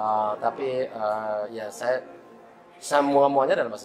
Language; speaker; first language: Indonesian; early bilingual, heritage; German